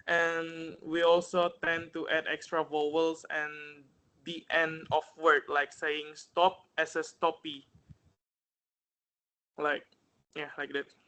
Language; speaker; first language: English; non-native, fluent; Indonesian